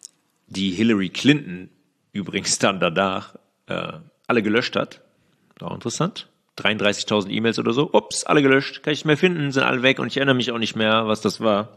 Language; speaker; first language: German; native; German